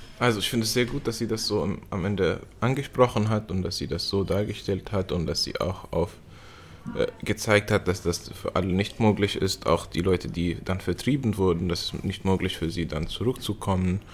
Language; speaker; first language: German; non-native, fluent; Arabic